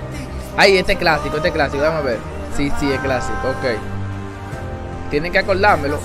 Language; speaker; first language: Spanish; native; Spanish